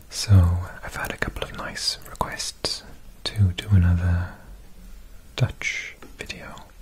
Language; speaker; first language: English; native; English